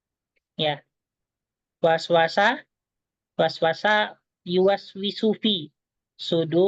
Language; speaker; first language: Arabic; non-native, fluent; Indonesian